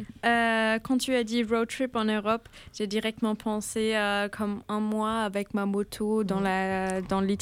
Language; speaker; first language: French; non-native, fluent; German